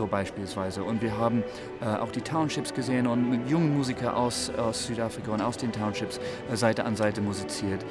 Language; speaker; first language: German; non-native, fluent; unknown